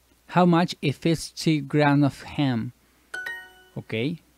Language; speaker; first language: English; non-native, learner; Spanish